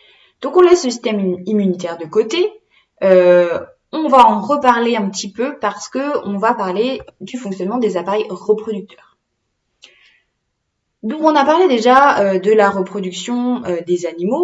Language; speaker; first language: French; native; French